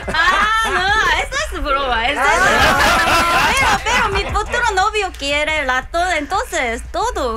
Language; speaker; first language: Spanish; non-native, learner; Korean